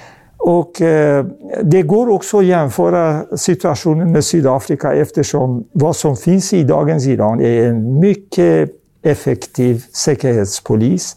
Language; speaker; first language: Swedish; non-native, fluent; Persian